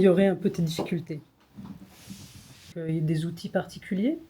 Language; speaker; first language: French; native; French